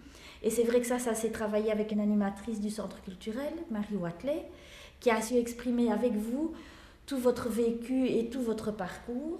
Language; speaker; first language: French; native; French